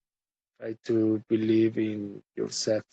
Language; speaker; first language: English; non-native, learner; Spanish